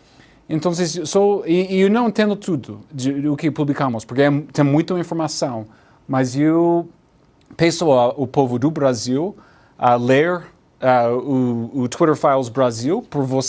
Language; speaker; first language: Portuguese; non-native, learner; English